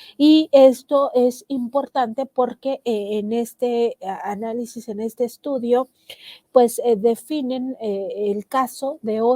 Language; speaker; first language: Spanish; native; Spanish